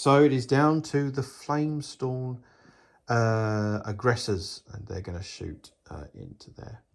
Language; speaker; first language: English; native; English